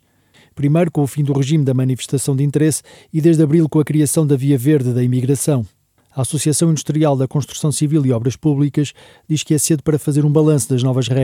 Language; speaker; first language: Portuguese; native; Portuguese